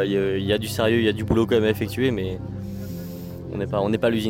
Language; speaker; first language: French; native; French